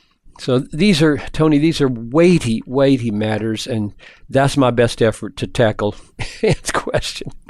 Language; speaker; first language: English; native; English